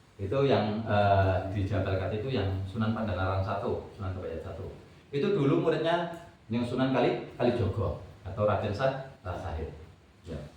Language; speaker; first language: Indonesian; non-native, local second language; Javanese